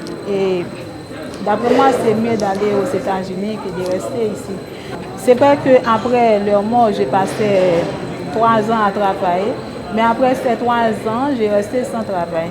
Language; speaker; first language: French; non-native, local second language; Haitian Creole